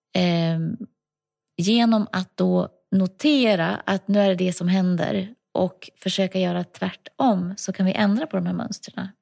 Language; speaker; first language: Swedish; native; Swedish